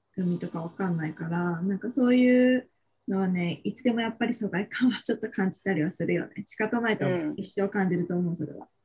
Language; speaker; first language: Japanese; native; Japanese